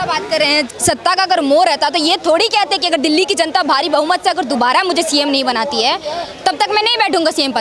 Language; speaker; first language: Hindi; native; Hindi